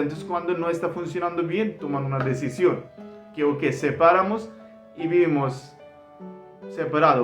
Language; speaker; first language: Spanish; non-native, learner; Hindi